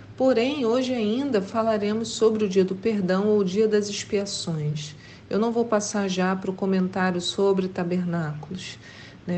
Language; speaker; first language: Portuguese; native; Portuguese